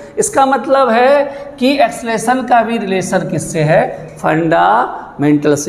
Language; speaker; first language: Hindi; native; Hindi